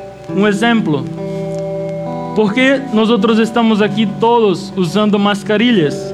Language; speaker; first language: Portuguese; non-native, learner; Spanish